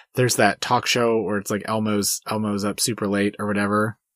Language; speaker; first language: English; early bilingual, other home language; Swedish